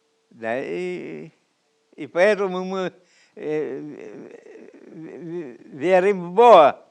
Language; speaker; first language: Russian; early bilingual, heritage; Russian